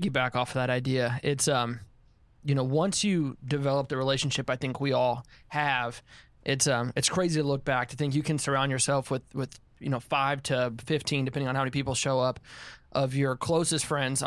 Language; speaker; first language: English; native; English